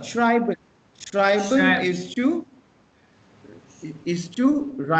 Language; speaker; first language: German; non-native, fluent; Hindi